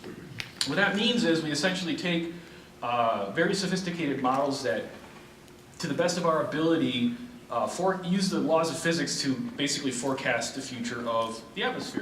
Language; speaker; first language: English; native; English